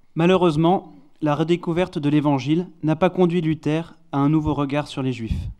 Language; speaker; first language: French; non-native, fluent; Hebrew